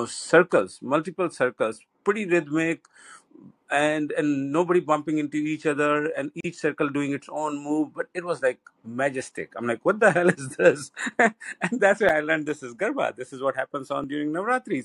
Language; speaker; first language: English; non-native, local second language; Hindi